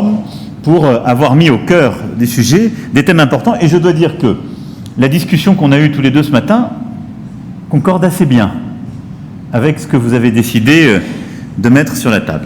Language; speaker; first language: French; native; French